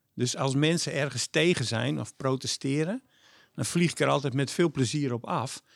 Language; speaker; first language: Dutch; native; Dutch